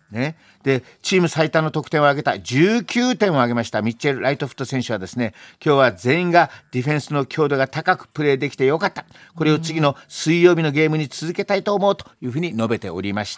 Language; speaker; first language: Japanese; native; Japanese